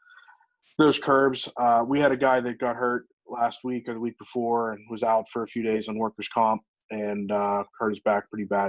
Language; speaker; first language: English; native; English